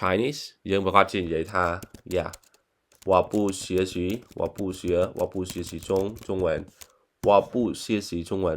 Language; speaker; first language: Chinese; non-native, learner; Khmer